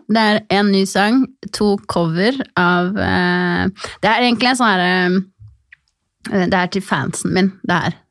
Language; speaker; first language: Norwegian; native; Norwegian